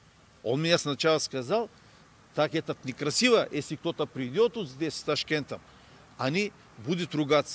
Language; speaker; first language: Russian; non-native, learner; Turkish